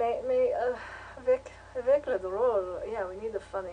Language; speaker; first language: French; non-native, learner; English